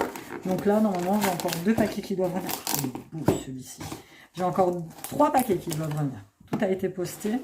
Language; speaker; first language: French; native; French